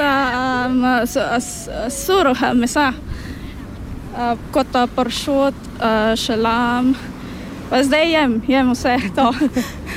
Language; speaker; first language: Slovenian; non-native, learner; Filipino